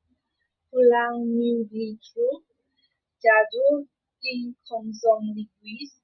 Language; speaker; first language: French; non-native, learner; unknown